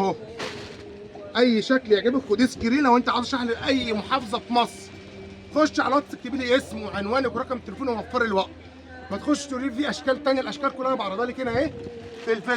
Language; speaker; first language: Arabic; native; Arabic